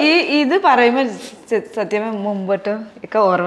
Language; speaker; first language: Malayalam; non-native, learner; Nepali